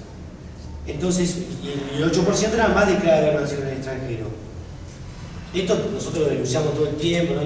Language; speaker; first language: Spanish; native; Spanish